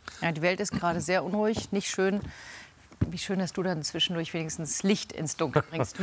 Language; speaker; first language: German; native; German